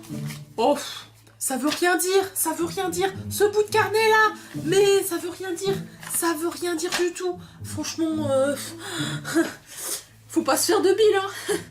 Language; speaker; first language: French; native; French